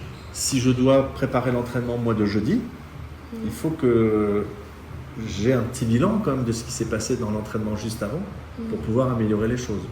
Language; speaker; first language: French; native; French